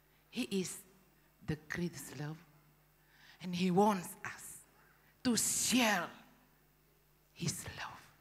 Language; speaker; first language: English; non-native, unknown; Indonesian